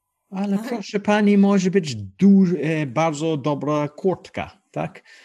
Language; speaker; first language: Polish; non-native, learner; English